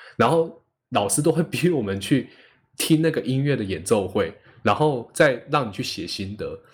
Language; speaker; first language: Chinese; non-native, local second language; Hakka Chinese